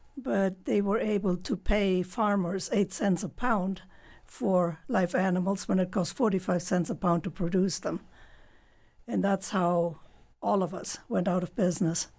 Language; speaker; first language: English; non-native, fluent; German